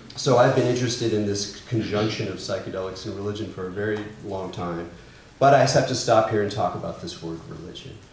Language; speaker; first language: English; native; English